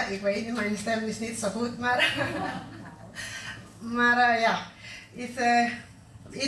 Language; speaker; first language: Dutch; non-native, learner; Indonesian